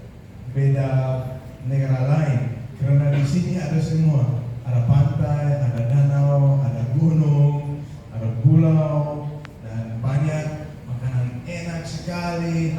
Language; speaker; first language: Indonesian; non-native, fluent; Danish